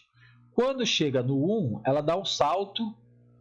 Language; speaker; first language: Portuguese; native; Portuguese